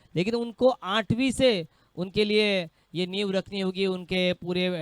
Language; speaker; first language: Hindi; non-native, local second language; Marathi